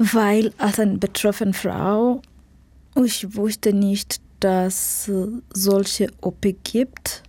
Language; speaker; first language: German; non-native, learner; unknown